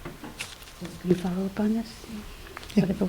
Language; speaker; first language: English; native; English